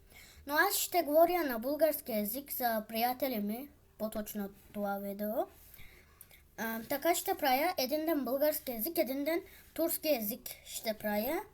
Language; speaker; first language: Bulgarian; non-native, local second language; Turkish